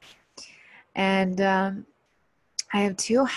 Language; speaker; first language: English; native; English